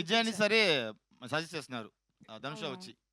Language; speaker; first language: Telugu; non-native, learner; Tamil